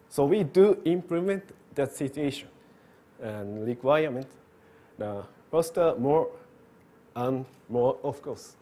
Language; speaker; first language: English; non-native, learner; Japanese